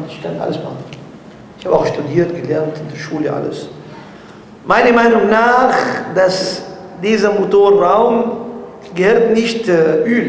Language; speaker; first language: German; non-native, learner; Arabic